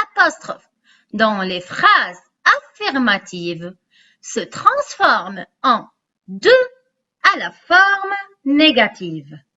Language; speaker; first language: French; non-native, local second language; Arabic